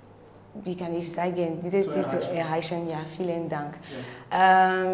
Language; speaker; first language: German; non-native, learner; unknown